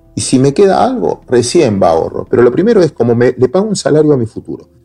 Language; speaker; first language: Spanish; native; Spanish